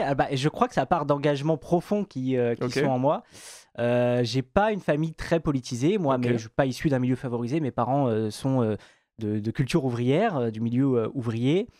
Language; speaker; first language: French; native; French